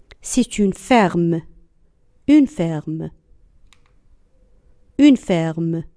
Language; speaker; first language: French; non-native, local second language; Arabic